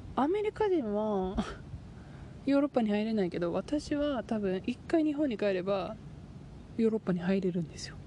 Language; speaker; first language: Japanese; native; Japanese